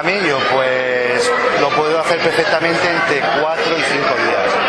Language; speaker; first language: Spanish; native; Spanish